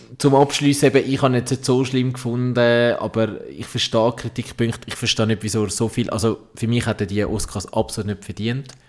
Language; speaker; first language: German; native; German